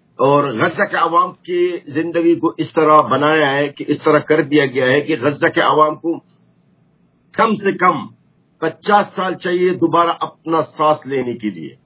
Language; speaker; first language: Urdu; non-native, fluent; Arabic